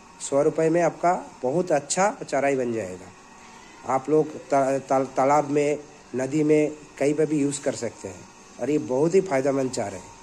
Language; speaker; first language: Hindi; non-native, local second language; Bangla